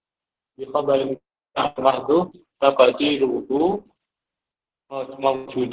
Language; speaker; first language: Arabic; non-native, learner; Indonesian